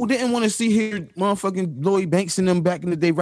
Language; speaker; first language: English; native; English